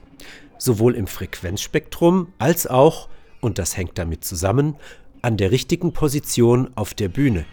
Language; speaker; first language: German; native; German